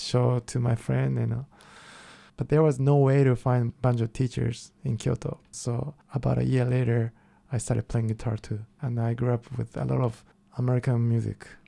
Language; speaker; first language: English; non-native, fluent; Japanese